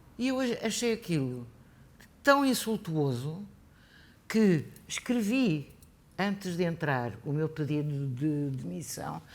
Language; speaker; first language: Portuguese; native; Portuguese